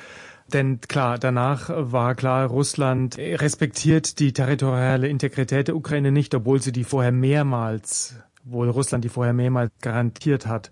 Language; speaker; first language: German; native; German